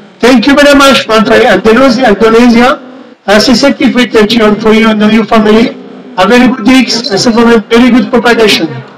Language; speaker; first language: English; non-native, learner; French